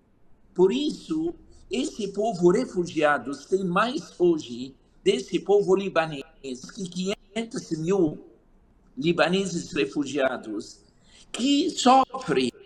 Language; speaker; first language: Portuguese; non-native, fluent; Arabic